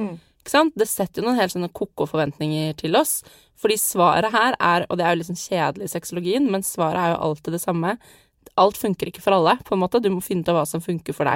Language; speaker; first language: Norwegian; native; Norwegian